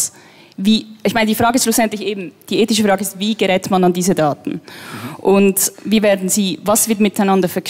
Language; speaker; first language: German; native; German